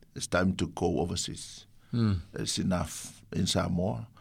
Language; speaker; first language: English; non-native, fluent; Samoan